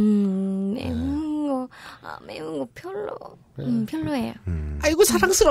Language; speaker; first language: Korean; non-native, learner; Japanese